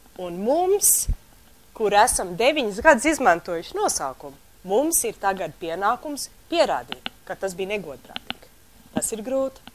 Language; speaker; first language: Latvian; early bilingual, heritage; Latvian